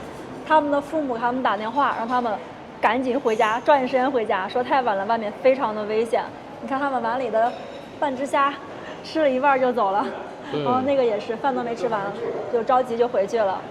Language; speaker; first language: Chinese; native; Chinese